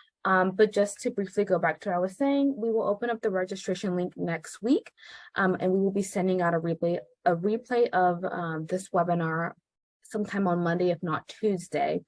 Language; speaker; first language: English; native; English